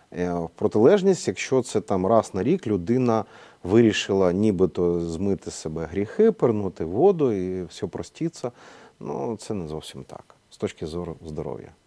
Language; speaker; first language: Ukrainian; native; Ukrainian